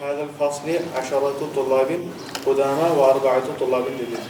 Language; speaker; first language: Arabic; non-native, learner; Kashmiri